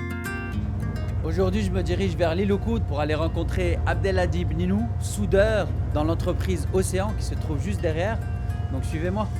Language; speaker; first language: French; native; French